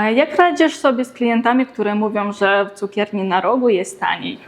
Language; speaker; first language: Polish; native; Polish